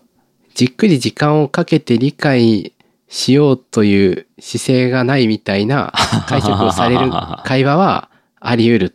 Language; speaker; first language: Japanese; native; Japanese